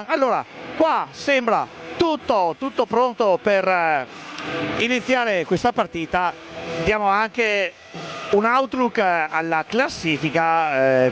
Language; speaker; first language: Italian; native; Italian